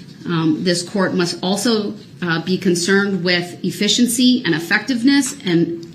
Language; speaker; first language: English; native; English